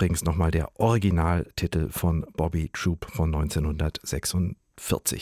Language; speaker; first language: German; native; German